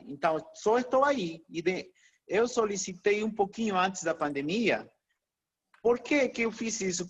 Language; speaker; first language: Portuguese; non-native, fluent; Spanish